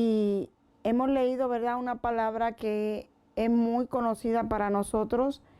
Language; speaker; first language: Spanish; native; Spanish